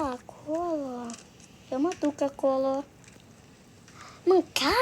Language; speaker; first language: Romanian; early bilingual, heritage; Romanian